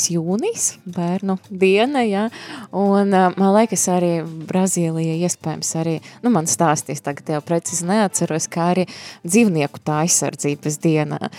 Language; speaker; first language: Latvian; non-native, fluent; Russian